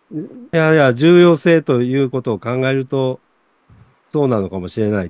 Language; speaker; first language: Japanese; native; Japanese